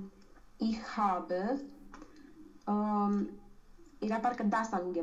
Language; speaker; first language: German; non-native, learner; Romanian